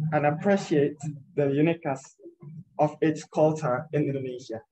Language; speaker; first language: English; non-native, learner; Indonesian